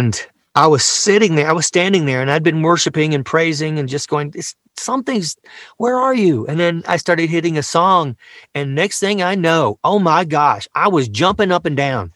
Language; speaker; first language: English; native; English